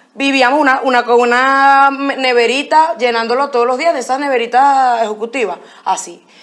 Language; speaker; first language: Spanish; native; Spanish